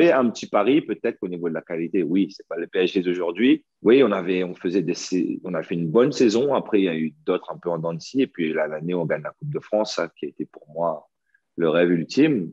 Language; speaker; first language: French; native; French